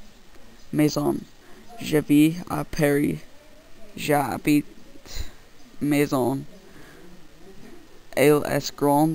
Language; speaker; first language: French; non-native, learner; English